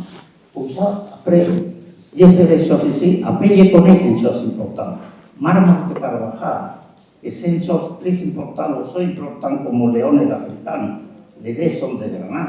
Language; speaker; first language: French; non-native, fluent; Spanish